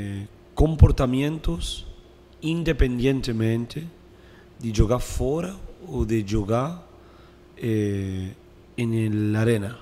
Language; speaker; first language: Portuguese; non-native, learner; Spanish